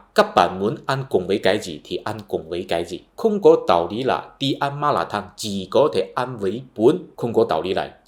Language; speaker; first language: Vietnamese; non-native, fluent; Chinese